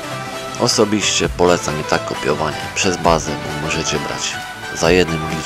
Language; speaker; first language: Polish; native; Polish